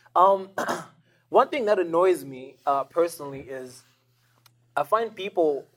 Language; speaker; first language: English; non-native, local second language; Shona